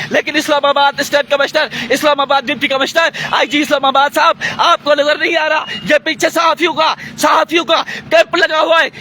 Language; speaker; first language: Urdu; non-native, local second language; Sindhi